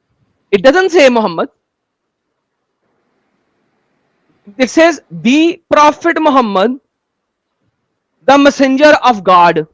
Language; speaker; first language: Hindi; native; Hindi